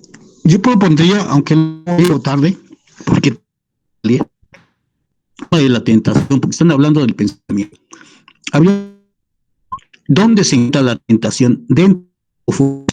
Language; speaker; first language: Spanish; native; Spanish